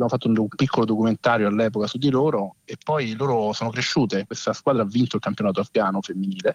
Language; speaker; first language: Italian; native; Italian